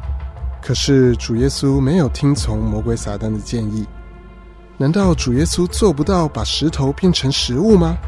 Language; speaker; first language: Chinese; native; Chinese